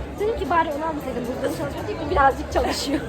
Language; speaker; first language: Turkish; native; Turkish